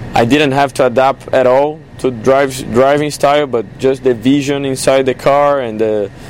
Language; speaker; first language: English; non-native, fluent; Portuguese